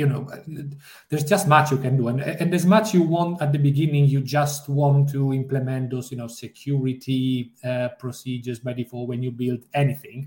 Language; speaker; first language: English; non-native, fluent; Italian